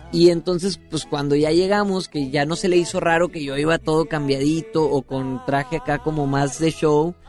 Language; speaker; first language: Spanish; native; Spanish